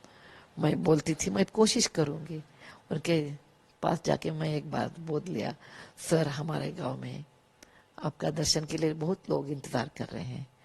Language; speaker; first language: Hindi; non-native, local second language; Kannada